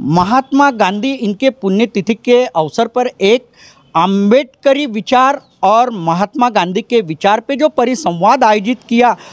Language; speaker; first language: Hindi; non-native, local second language; Marathi